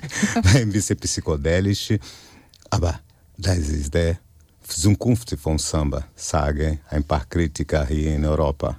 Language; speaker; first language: German; non-native, fluent; Portuguese